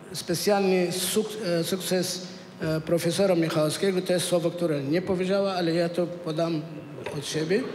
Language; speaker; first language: Polish; non-native, fluent; Arabic